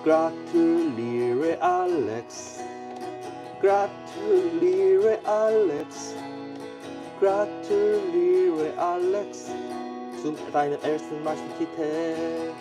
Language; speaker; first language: German; non-native, learner; English